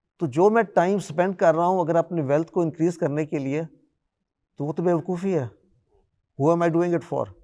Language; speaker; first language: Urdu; native; Urdu